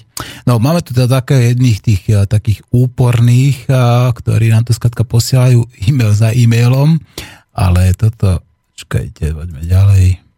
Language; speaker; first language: Slovak; native; Slovak